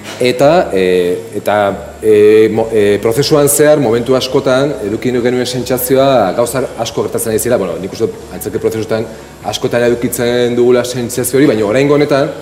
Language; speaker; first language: Basque; native; Basque